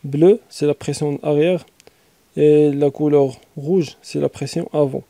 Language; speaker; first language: French; non-native, local second language; Arabic